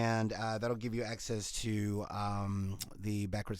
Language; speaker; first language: English; native; English